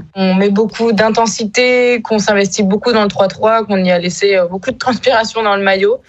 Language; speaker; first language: French; native; French